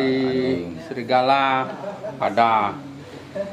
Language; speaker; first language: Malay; non-native, local second language; Balinese